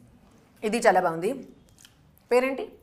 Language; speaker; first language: Telugu; non-native, local second language; Hindi